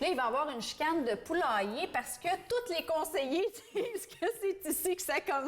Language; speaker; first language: French; native; French